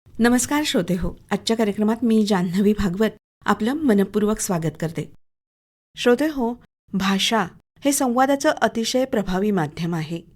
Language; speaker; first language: Marathi; native; Marathi